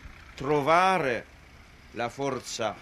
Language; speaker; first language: Italian; non-native, fluent; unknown